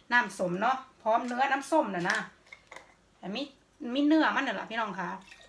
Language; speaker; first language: Thai; native; Thai